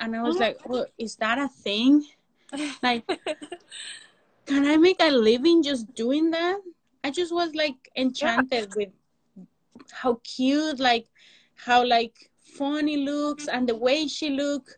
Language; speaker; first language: English; non-native, fluent; Spanish